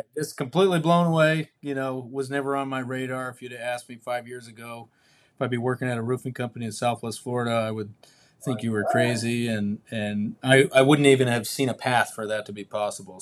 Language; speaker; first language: English; native; English